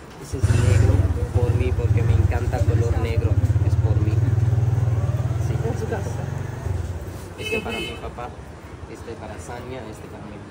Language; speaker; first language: Spanish; non-native, learner; Urdu